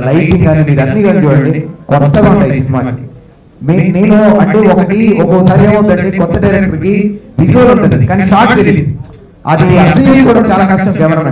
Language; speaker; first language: Telugu; native; Telugu